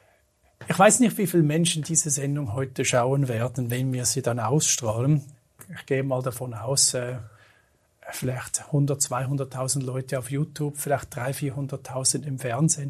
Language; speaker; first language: German; native; German